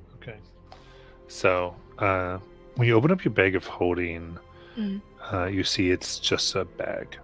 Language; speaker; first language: English; native; English